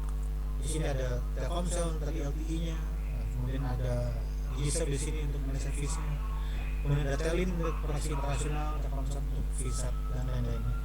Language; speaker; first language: Indonesian; native; Indonesian